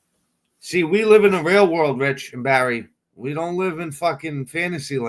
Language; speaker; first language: English; native; English